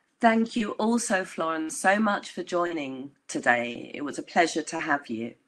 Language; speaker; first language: English; native; English